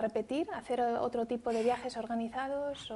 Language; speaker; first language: Spanish; native; Spanish